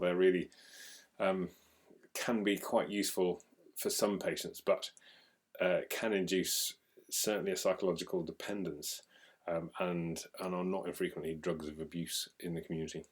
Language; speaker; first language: English; native; English